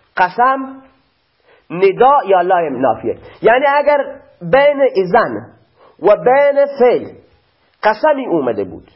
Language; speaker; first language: Persian; non-native, local second language; Baluchi